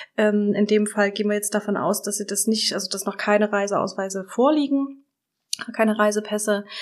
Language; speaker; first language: German; native; German